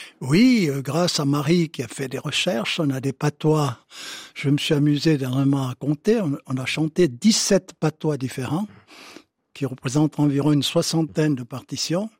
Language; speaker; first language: French; native; French